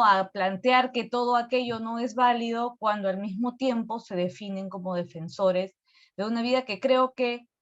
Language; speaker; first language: Spanish; native; Spanish